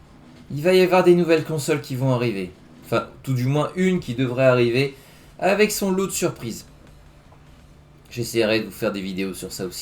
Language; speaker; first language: French; native; French